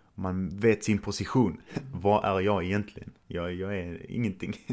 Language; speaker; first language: Swedish; native; Swedish